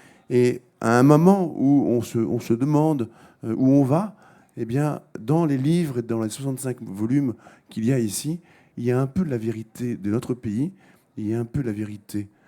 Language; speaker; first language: French; native; French